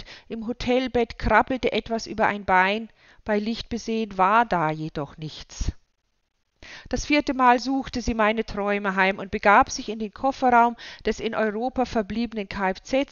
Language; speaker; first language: German; native; German